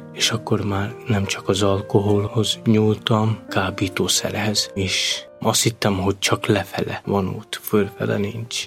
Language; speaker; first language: Hungarian; non-native, local second language; Romany